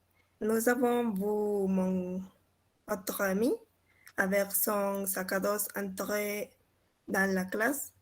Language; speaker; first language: French; non-native, learner; Spanish